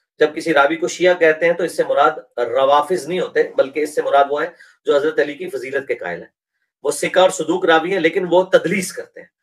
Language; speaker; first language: Urdu; native; Urdu